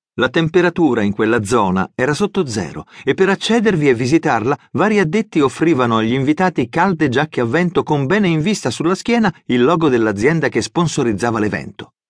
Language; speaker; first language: Italian; native; Italian